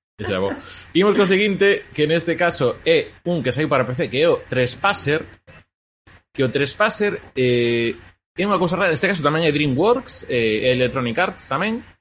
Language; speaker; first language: Galician; non-native, local second language; Spanish